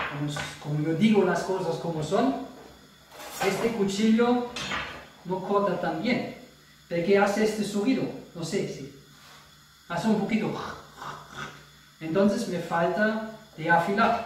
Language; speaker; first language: Spanish; non-native, fluent; German